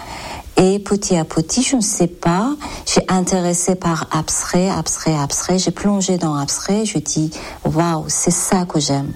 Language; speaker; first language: French; non-native, learner; Persian